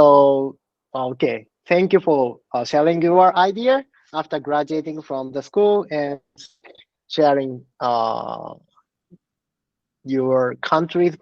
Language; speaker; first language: English; non-native, learner; Japanese